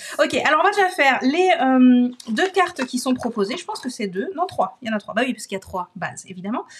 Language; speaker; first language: French; native; French